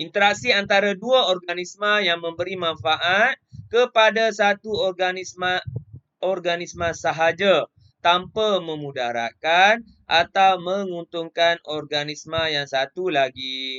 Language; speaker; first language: Malay; native; Malay